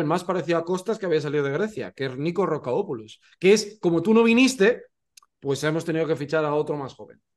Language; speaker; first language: Spanish; native; Spanish